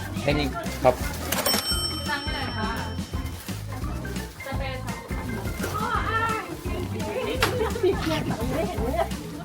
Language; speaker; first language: Thai; non-native, learner; Korean